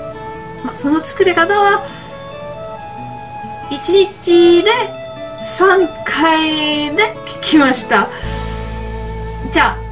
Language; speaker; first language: Japanese; non-native, learner; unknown